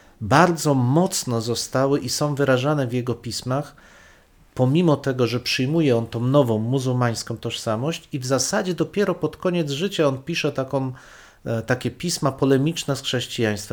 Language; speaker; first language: Polish; native; Polish